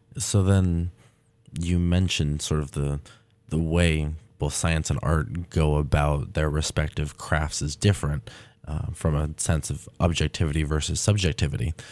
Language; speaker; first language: English; native; English